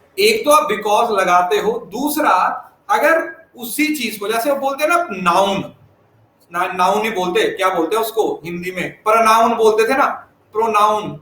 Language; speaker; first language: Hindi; non-native, local second language; Punjabi